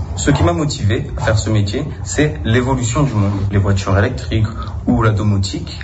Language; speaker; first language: French; non-native, fluent; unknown